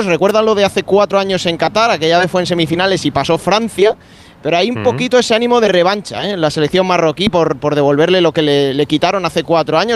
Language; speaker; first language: Spanish; native; Spanish